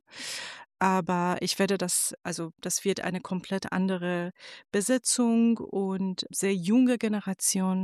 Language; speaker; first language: German; non-native, fluent; Persian